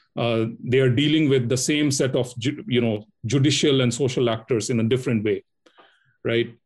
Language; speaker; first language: English; non-native, local second language; Hindi